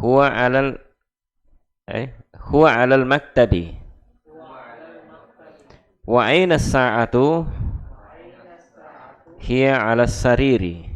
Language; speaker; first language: Arabic; non-native, fluent; Indonesian